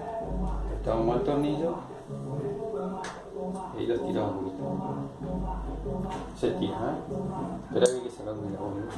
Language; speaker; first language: Spanish; native; Spanish